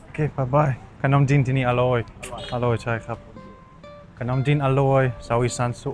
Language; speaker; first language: Thai; non-native, learner; Russian